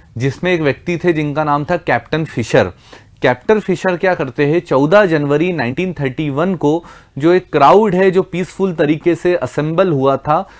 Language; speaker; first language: Hindi; native; Hindi